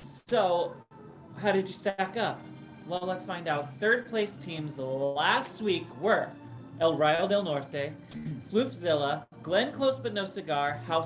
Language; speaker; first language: English; native; English